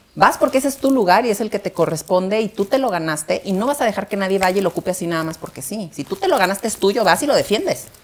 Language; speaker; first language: Spanish; native; Spanish